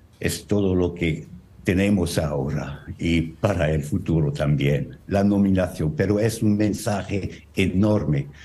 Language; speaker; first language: Spanish; non-native, learner; French